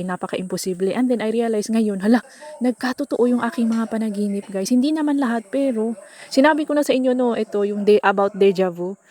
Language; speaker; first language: Filipino; non-native, local second language; Cebuano